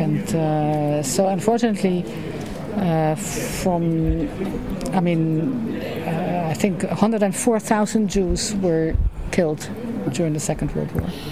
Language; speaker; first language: English; non-native, fluent; Dutch